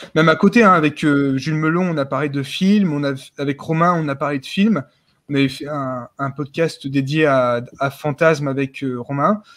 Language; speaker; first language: French; native; French